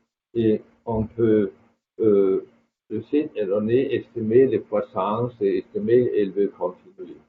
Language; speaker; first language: French; non-native, fluent; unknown